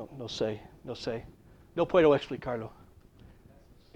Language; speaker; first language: Spanish; non-native, fluent; English